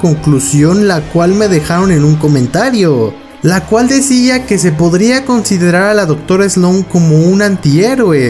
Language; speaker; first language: Spanish; native; Spanish